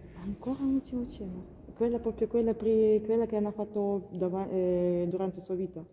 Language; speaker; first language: Italian; non-native, learner; Russian